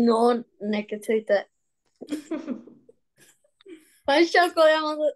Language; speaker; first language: Czech; non-native, learner; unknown